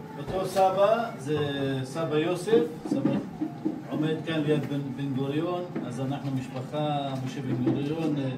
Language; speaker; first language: Hebrew; non-native, local second language; Arabic